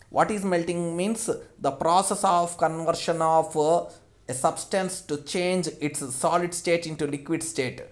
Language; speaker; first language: English; non-native, local second language; Telugu